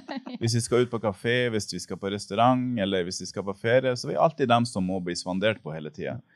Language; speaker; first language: Norwegian; native; Norwegian